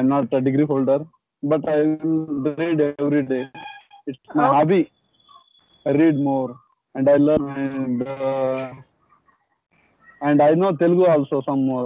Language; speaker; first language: English; non-native, learner; Kannada